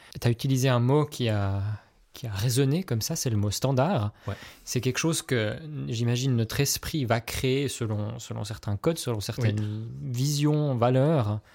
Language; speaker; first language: French; native; French